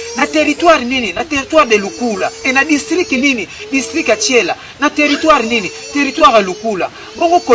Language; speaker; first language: Lingala; non-native, local second language; Kongo